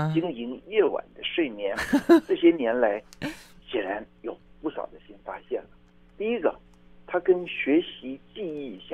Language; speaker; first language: Chinese; native; Chinese